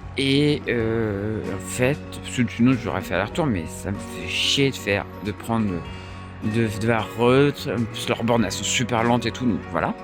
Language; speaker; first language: French; native; French